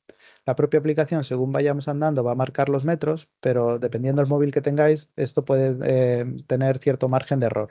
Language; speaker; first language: Spanish; native; Spanish